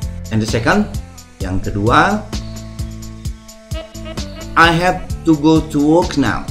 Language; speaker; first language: English; non-native, fluent; Indonesian